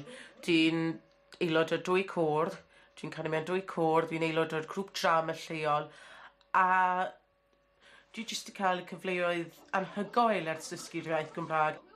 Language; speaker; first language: Welsh; non-native, fluent; English